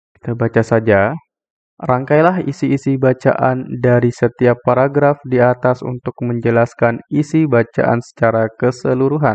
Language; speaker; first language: Indonesian; native; Indonesian